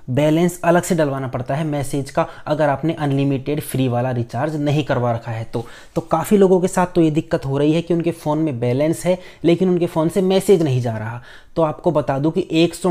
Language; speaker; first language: Hindi; native; Hindi